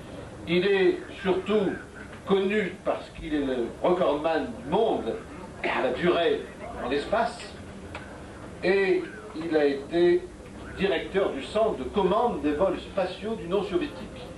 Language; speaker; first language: French; native; French